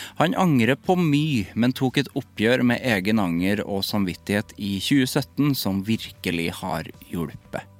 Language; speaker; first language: Norwegian; native; Norwegian